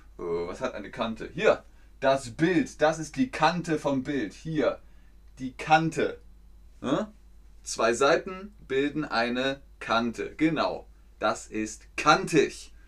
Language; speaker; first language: German; native; German